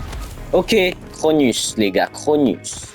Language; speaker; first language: French; native; French